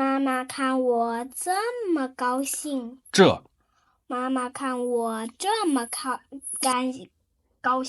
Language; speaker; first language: Chinese; non-native, learner; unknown